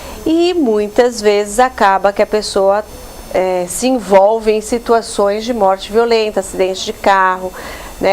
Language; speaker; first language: Portuguese; native; Portuguese